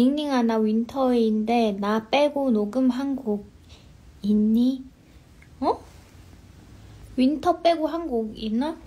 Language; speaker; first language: Korean; non-native, fluent; Chinese